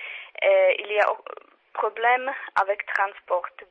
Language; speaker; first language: French; non-native, learner; Czech